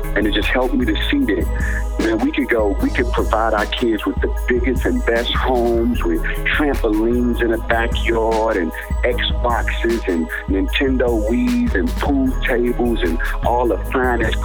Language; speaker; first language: English; native; English